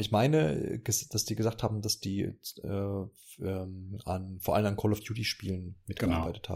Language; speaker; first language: German; native; German